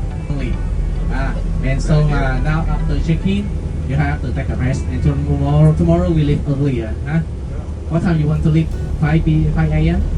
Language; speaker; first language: English; non-native, learner; Vietnamese